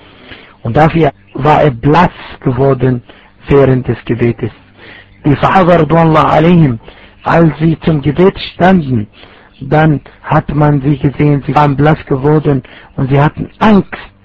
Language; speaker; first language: German; non-native, fluent; Arabic